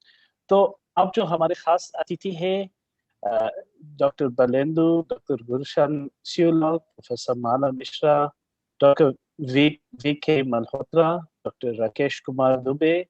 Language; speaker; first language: Hindi; early bilingual, heritage; Hindi